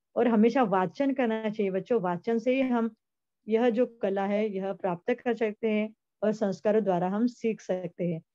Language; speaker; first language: Hindi; non-native, local second language; Marathi